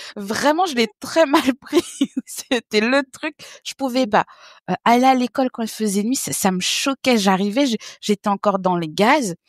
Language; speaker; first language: French; early bilingual, other home language; Haitian Creole